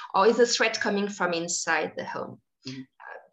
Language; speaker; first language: English; non-native, fluent; French